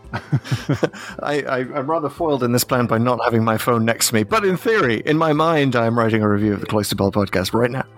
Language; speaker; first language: English; native; English